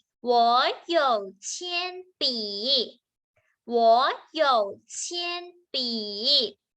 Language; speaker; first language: Chinese; non-native, fluent; Thai